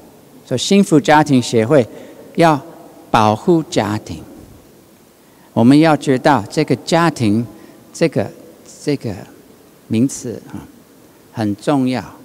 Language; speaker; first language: Chinese; non-native, learner; English